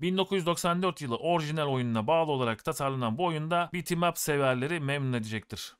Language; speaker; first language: Turkish; native; Turkish